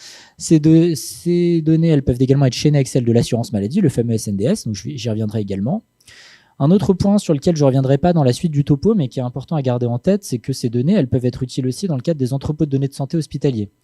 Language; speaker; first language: French; native; French